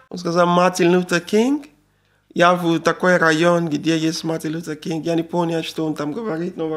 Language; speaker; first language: Russian; non-native, learner; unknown